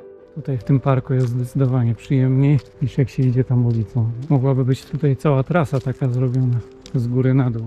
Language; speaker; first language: Polish; native; Polish